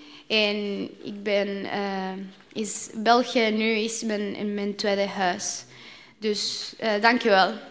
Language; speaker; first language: Dutch; non-native, learner; Spanish